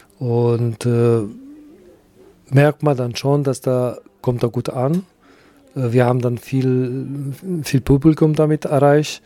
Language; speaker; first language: German; non-native, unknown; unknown